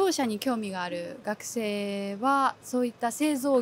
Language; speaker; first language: Japanese; native; Japanese